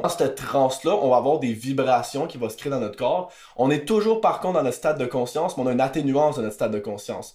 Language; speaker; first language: French; native; French